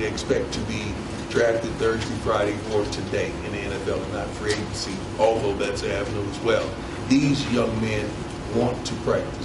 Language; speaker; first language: English; native; English